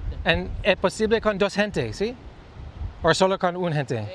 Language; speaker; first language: Spanish; non-native, learner; English